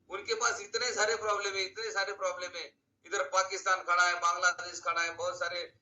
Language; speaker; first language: Hindi; non-native, local second language; Marathi